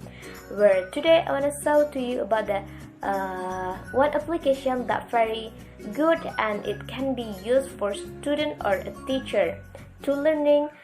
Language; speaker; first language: English; non-native, learner; Indonesian